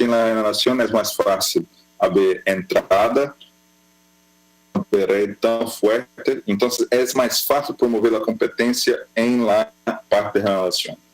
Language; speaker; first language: Spanish; non-native, fluent; Portuguese